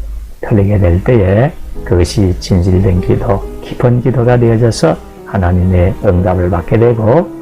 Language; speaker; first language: Korean; native; Korean